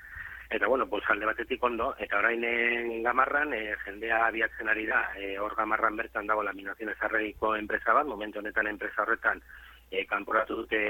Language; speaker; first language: Basque; native; Basque